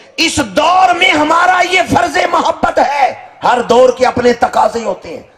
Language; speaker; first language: Urdu; non-native, local second language; Punjabi